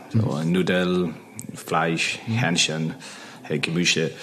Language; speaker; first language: German; non-native, learner; Spanish